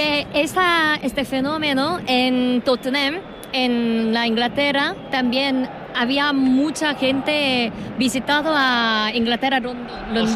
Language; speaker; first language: Spanish; non-native, learner; Korean